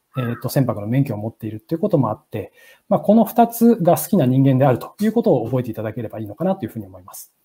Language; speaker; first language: Japanese; native; Japanese